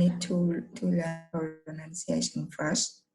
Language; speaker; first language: English; non-native, learner; Vietnamese